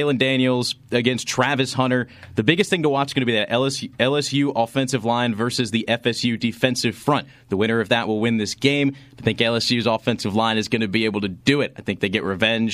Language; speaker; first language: English; native; English